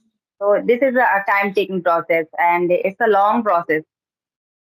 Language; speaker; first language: English; non-native, learner; Hindi